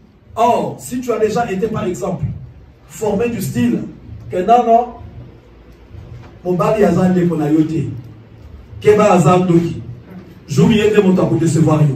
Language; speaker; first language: French; non-native, local second language; Lingala